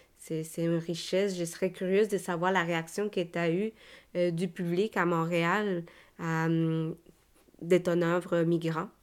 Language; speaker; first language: French; native; French